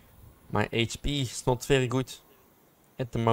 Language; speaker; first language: English; non-native, learner; Dutch